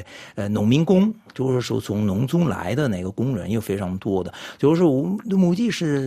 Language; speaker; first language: Chinese; non-native, fluent; French